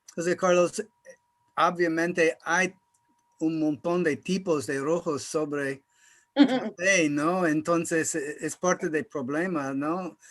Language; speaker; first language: Spanish; non-native, fluent; English